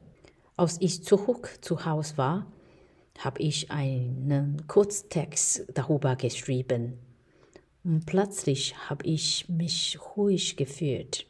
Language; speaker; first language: German; non-native, fluent; Chinese